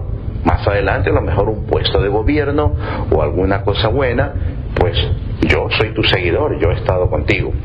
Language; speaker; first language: Spanish; native; Spanish